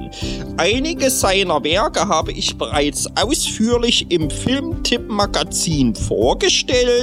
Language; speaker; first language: German; native; German